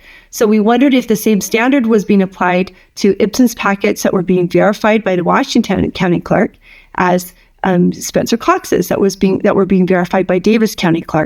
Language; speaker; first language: English; native; English